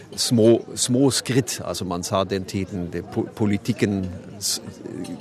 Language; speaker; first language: Norwegian; non-native, fluent; German